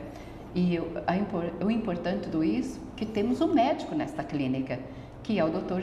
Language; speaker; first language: Portuguese; native; Portuguese